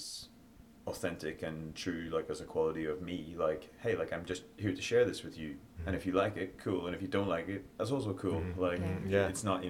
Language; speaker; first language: English; native; English